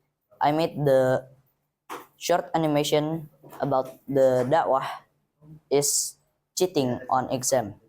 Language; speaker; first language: English; non-native, learner; Indonesian